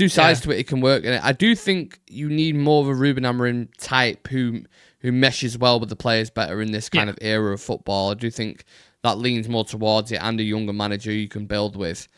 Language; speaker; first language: English; native; English